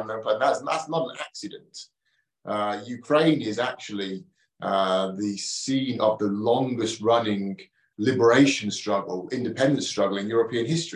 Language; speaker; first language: English; native; English